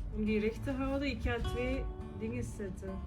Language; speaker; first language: Dutch; non-native, fluent; Turkish